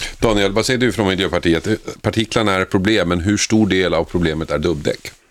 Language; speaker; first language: Swedish; native; Swedish